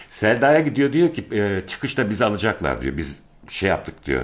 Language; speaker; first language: Turkish; native; Turkish